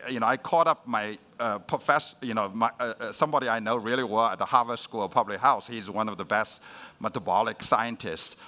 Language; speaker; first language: English; non-native, fluent; Chinese